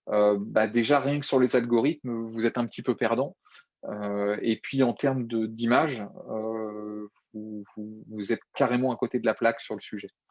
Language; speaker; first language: French; native; French